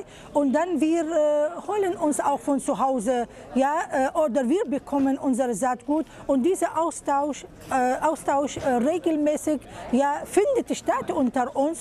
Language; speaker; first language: German; non-native, fluent; Arabic